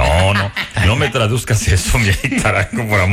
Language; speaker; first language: Spanish; native; Spanish